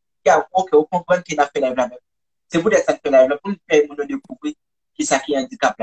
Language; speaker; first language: French; non-native, local second language; Haitian Creole